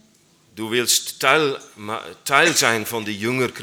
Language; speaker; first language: German; non-native, learner; Dutch